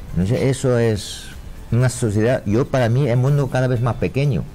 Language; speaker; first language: Spanish; non-native, learner; Chinese